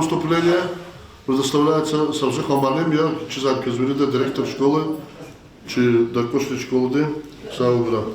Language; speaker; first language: Russian; non-native, local second language; Lezghian